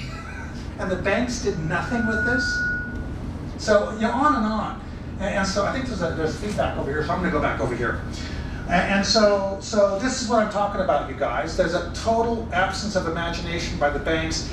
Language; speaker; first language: English; native; English